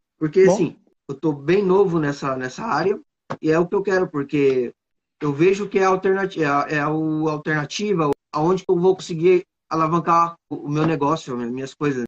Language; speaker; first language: Portuguese; native; Portuguese